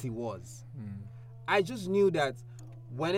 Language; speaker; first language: English; non-native, local second language; Yoruba